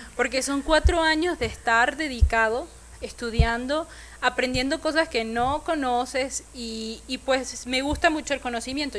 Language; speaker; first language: Spanish; native; Spanish